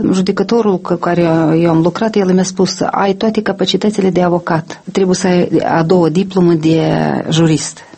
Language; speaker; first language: Romanian; non-native, local second language; Russian